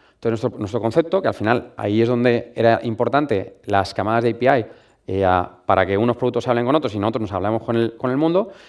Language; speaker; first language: Spanish; native; Spanish